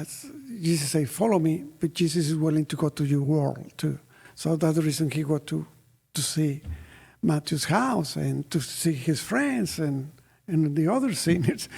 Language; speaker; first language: English; non-native, fluent; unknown